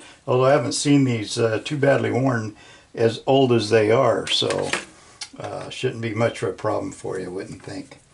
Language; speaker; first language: English; native; English